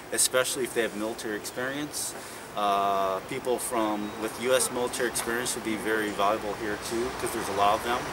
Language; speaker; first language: English; native; English